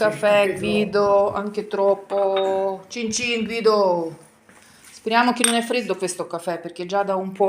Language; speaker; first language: Italian; non-native, fluent; Ukrainian